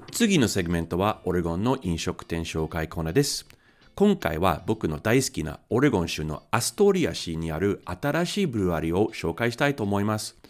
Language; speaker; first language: Japanese; non-native, fluent; English